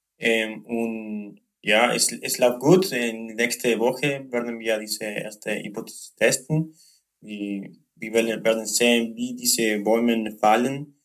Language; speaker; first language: German; non-native, learner; Spanish